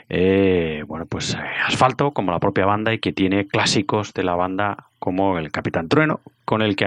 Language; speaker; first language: Spanish; native; Spanish